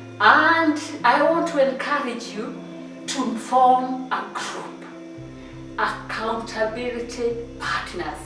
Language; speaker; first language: English; non-native, local second language; Swahili